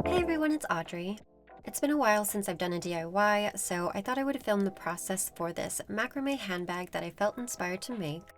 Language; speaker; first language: English; native; English